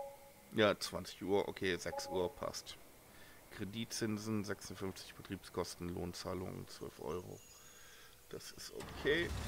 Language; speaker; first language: German; native; German